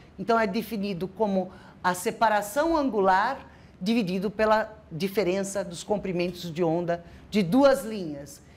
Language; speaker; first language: Portuguese; native; Portuguese